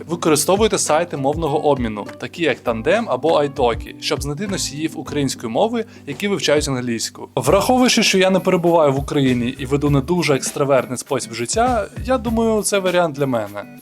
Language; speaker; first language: Ukrainian; non-native, local second language; Russian